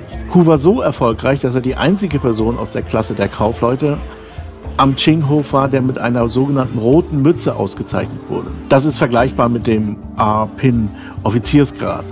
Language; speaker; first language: German; native; German